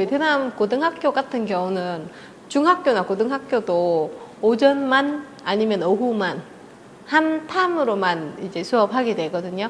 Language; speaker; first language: Korean; non-native, fluent; Vietnamese